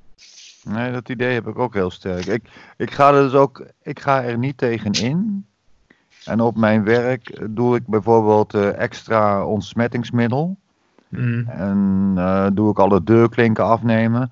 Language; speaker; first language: Dutch; native; Dutch